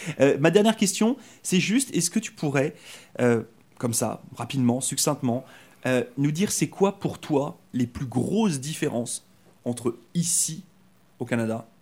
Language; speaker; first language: French; native; French